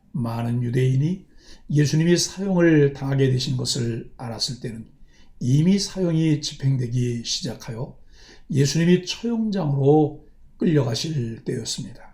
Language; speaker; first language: Korean; native; Korean